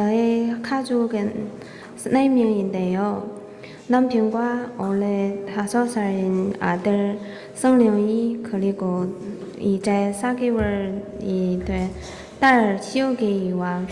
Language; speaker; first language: Korean; non-native, fluent; Chinese